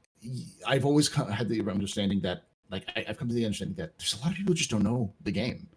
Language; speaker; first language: English; native; English